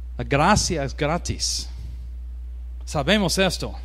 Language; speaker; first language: Spanish; non-native, learner; English